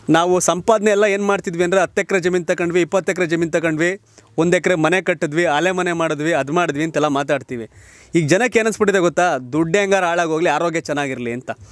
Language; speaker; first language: Kannada; native; Kannada